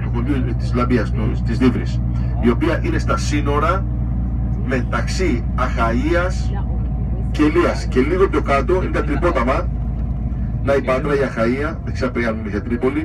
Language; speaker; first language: Greek; native; Greek